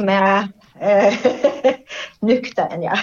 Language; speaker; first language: Swedish; non-native, fluent; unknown